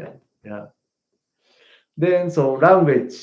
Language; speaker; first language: English; non-native, learner; Japanese